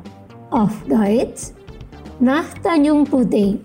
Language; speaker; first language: German; non-native, fluent; Indonesian